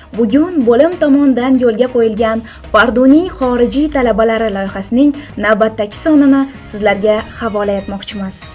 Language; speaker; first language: Uzbek; native; Uzbek